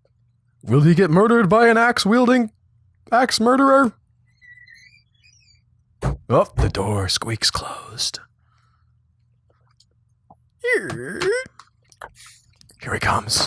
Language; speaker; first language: English; native; English